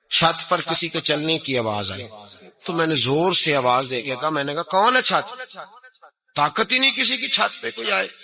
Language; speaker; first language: Urdu; non-native, local second language; Punjabi